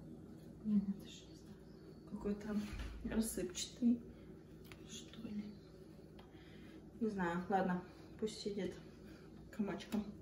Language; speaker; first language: Russian; early bilingual, heritage; Russian